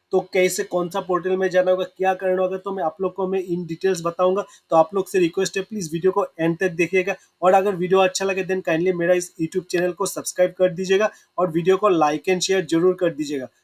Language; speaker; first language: Hindi; non-native, local second language; Assamese